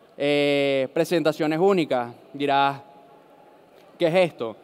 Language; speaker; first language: Spanish; native; Spanish